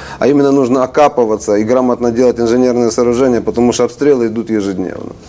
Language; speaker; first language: Russian; non-native, local second language; Ukrainian